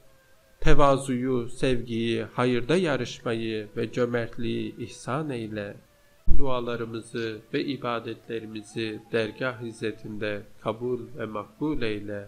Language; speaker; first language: Turkish; native; Turkish